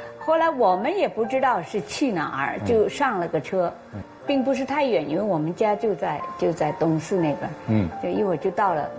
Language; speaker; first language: Chinese; early bilingual, other home language; Thai